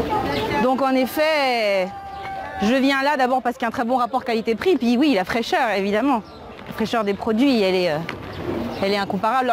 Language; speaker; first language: French; native; French